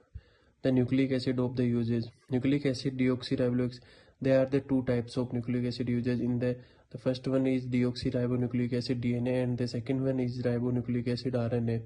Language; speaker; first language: English; non-native, learner; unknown